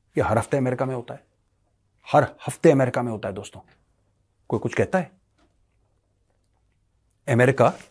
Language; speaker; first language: Hindi; native; Hindi